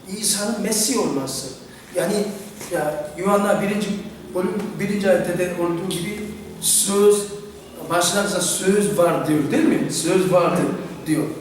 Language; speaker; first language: Turkish; non-native, fluent; Korean